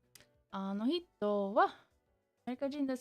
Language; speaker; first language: Japanese; non-native, learner; English